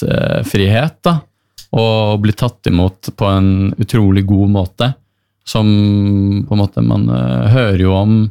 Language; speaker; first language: Norwegian; native; Norwegian